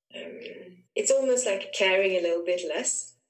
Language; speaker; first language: English; non-native, fluent; Swedish